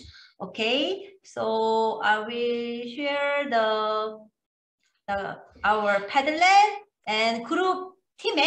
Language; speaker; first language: English; non-native, learner; Korean